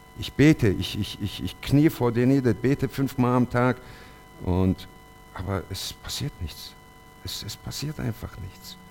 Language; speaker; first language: German; early bilingual, other home language; Turkish